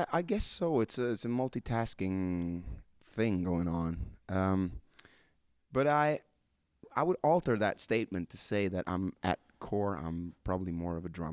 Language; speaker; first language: English; non-native, fluent; Norwegian